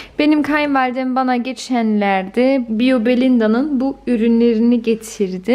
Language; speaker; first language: Turkish; early bilingual, heritage; Turkish